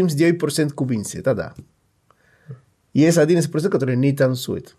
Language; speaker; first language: Russian; non-native, fluent; Spanish